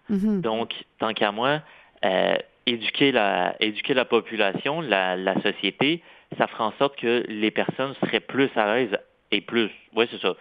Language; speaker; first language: French; native; French